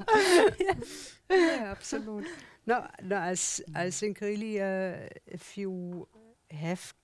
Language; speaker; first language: English; non-native, learner; German